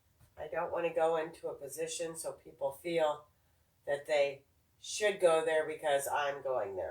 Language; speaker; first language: English; native; English